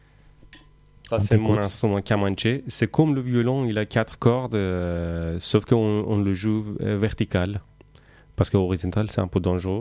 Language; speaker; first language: French; non-native, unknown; Persian